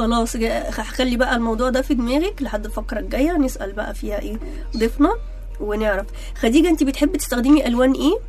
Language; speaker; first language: Arabic; native; Arabic